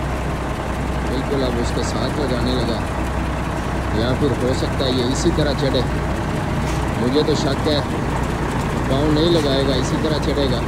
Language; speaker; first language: Urdu; non-native, local second language; Punjabi